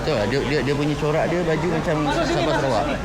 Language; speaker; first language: Malay; native; Malay